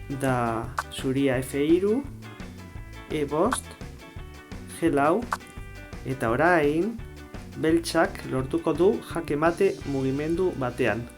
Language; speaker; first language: Basque; non-native, local second language; Spanish